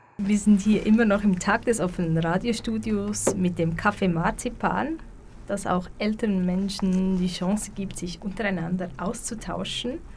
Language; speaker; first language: German; native; German